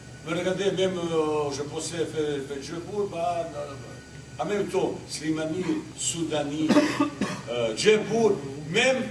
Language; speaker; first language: French; non-native, learner; Bosnian